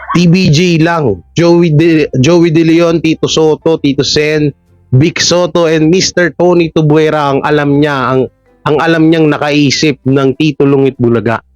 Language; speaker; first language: Filipino; native; Filipino